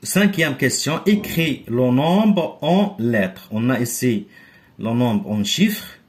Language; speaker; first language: French; non-native, local second language; Arabic